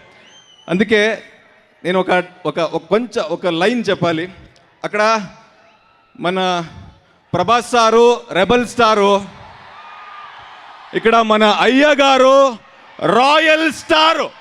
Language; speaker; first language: Telugu; non-native, learner; Kannada